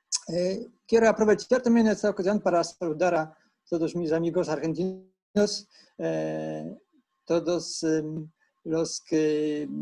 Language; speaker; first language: Spanish; non-native, fluent; Polish